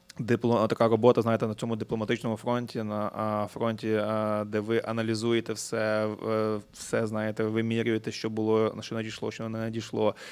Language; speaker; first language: Ukrainian; native; Ukrainian